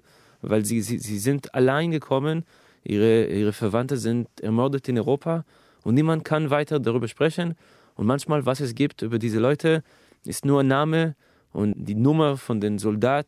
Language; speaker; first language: German; non-native, fluent; Hebrew